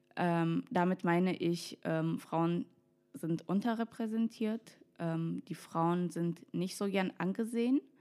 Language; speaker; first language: German; non-native, fluent; Russian